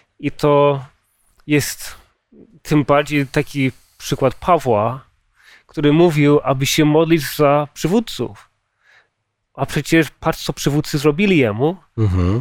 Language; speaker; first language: Polish; early bilingual, heritage; Polish